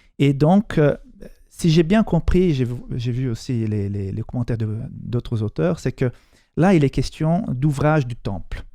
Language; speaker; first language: French; non-native, fluent; Portuguese